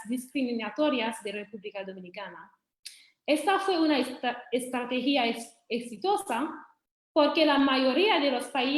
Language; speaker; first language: Spanish; non-native, fluent; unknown